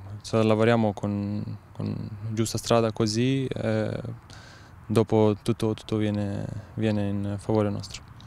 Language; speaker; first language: Italian; non-native, learner; Croatian